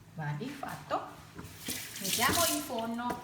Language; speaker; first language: Italian; non-native, learner; Thai